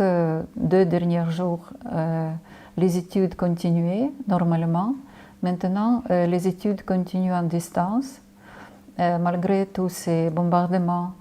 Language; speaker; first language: French; non-native, fluent; Ukrainian